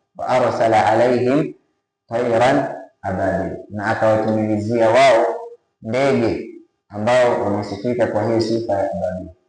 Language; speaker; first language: Swahili; native; Swahili